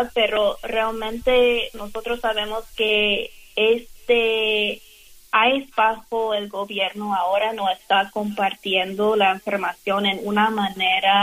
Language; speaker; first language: Spanish; non-native, fluent; English